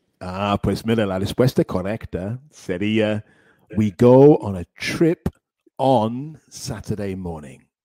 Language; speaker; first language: Spanish; native; Spanish